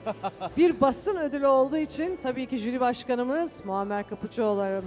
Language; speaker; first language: Turkish; native; Turkish